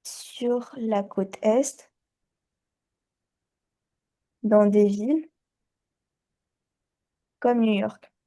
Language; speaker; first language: French; early bilingual, other home language; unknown